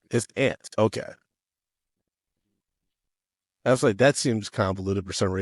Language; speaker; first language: English; native; English